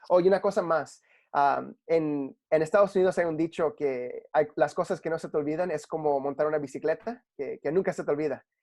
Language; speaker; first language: Spanish; early bilingual, heritage; Spanish